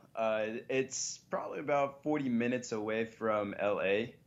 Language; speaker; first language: English; early bilingual, other home language; Spanish